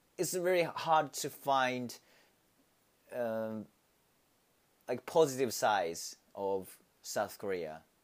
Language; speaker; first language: English; non-native, learner; Japanese